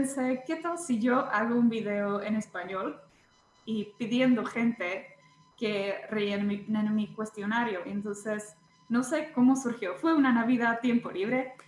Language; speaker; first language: Spanish; non-native, fluent; Czech